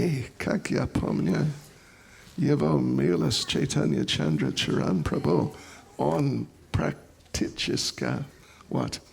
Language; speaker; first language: Russian; non-native, learner; English